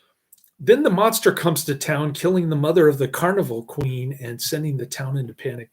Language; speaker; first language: English; native; English